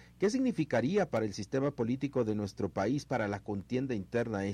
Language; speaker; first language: Spanish; native; Spanish